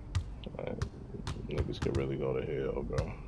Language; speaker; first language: English; native; English